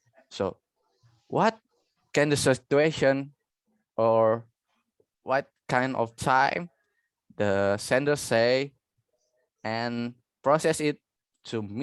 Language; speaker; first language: English; non-native, learner; Indonesian